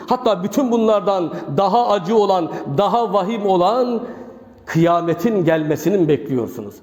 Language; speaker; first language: Turkish; native; Turkish